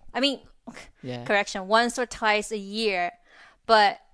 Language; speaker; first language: English; non-native, fluent; Chinese